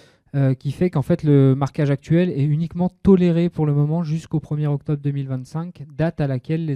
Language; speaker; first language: French; native; French